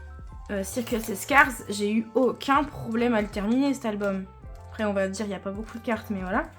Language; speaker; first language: French; native; French